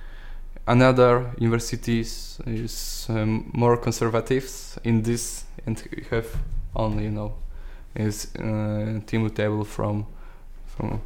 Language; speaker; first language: English; non-native, learner; Polish